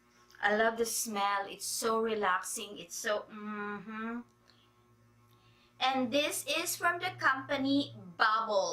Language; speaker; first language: English; non-native, fluent; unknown